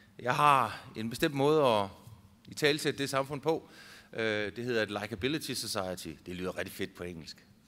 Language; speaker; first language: Danish; native; Danish